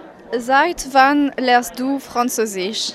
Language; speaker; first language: German; non-native, learner; French